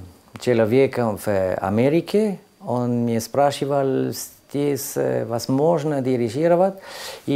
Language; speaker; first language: Russian; non-native, learner; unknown